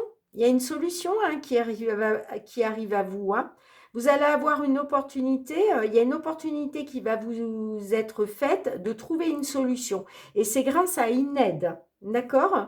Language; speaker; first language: French; native; French